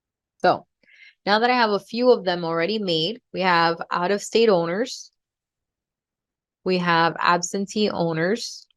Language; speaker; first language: English; native; English